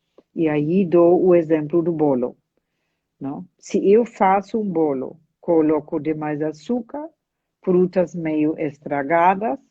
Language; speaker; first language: Portuguese; non-native, fluent; German